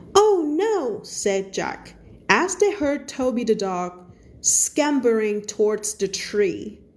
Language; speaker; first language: English; non-native, fluent; Thai